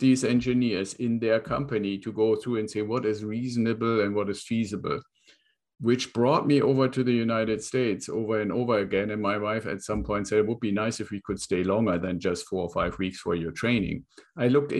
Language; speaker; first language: English; non-native, fluent; German